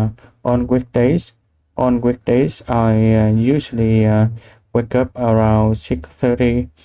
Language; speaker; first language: English; non-native, learner; Vietnamese